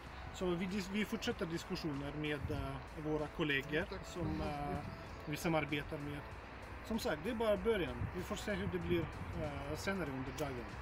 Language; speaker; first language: Swedish; non-native, fluent; Russian